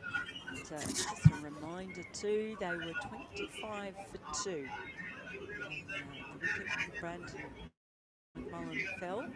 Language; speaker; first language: English; native; English